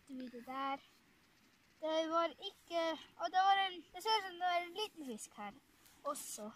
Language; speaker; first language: Norwegian; non-native, local second language; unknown